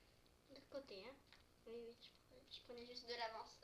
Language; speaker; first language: French; native; French